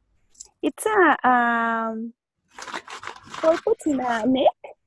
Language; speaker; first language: English; non-native, learner; Spanish